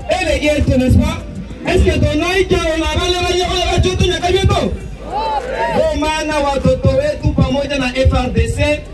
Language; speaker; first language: Swahili; native; Swahili